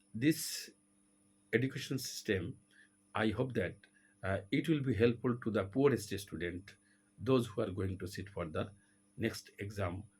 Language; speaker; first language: English; non-native, local second language; Bangla